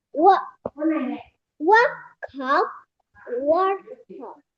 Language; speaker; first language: English; non-native, learner; Vietnamese